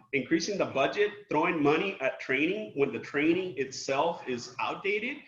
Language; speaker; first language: English; non-native, fluent; Spanish